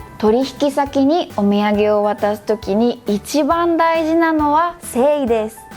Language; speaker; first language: Japanese; native; Japanese